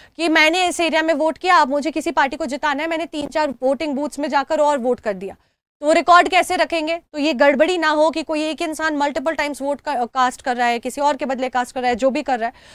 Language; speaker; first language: Hindi; native; Hindi